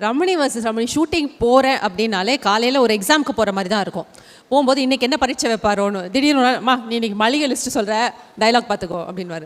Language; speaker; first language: Tamil; native; Tamil